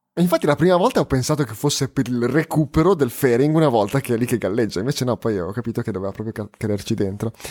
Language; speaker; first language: Italian; native; Italian